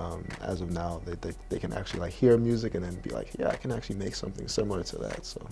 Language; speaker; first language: English; native; English